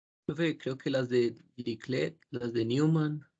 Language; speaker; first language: Spanish; native; Spanish